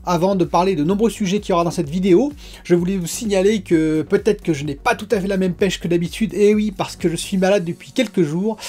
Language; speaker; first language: French; native; French